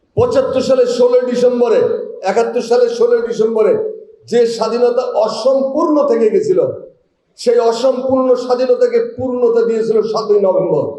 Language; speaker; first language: Bangla; native; Bangla